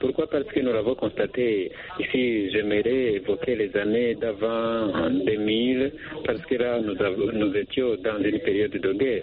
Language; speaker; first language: French; non-native, local second language; Rundi